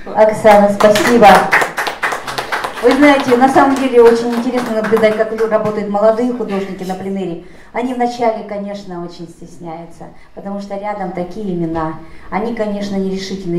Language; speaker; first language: Russian; native; Russian